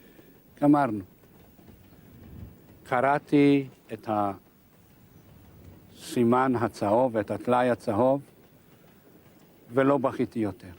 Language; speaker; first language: Hebrew; non-native, fluent; Hungarian